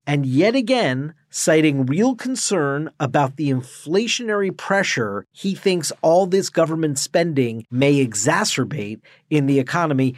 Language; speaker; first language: English; native; English